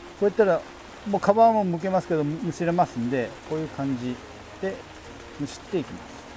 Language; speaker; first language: Japanese; native; Japanese